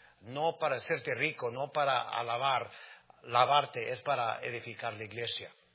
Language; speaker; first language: Spanish; native; Spanish